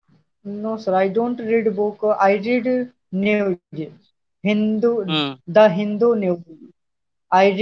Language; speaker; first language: English; non-native, learner; Hindi